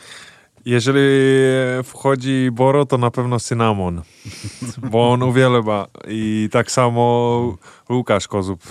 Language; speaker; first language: Polish; non-native, fluent; Czech